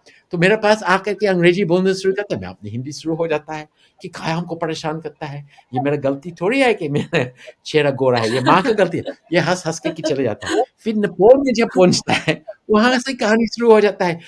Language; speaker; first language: Hindi; non-native, fluent; English